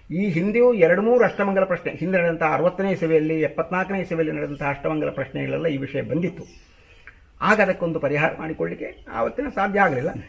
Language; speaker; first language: Kannada; non-native, local second language; Malayalam